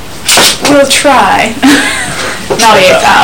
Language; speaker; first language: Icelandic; non-native, learner; English